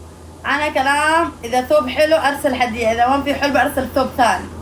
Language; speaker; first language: Arabic; native; Arabic